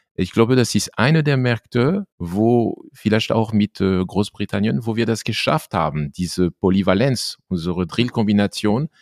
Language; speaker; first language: German; non-native, fluent; French